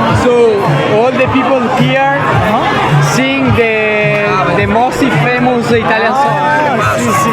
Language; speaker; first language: English; non-native, learner; Italian